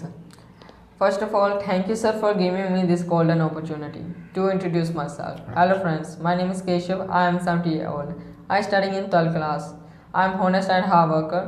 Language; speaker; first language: English; non-native, learner; Hindi